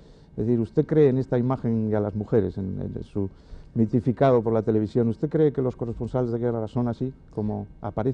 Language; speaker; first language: Spanish; native; Spanish